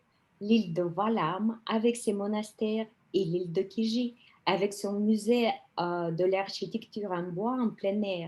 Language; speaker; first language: French; non-native, fluent; Russian